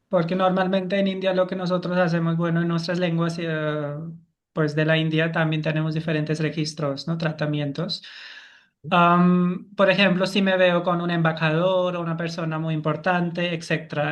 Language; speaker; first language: Spanish; non-native, fluent; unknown